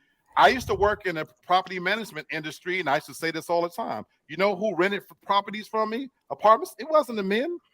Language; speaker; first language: English; native; English